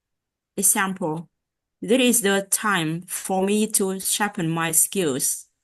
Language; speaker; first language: English; non-native, learner; Vietnamese